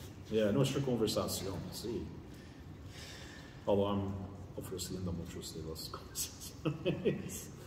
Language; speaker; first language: Spanish; non-native, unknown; English